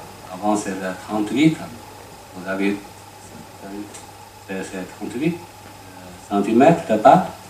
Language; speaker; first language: French; non-native, learner; Chinese